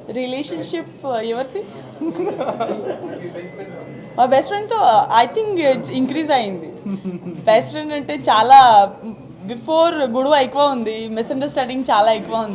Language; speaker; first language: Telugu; non-native, learner; Gujarati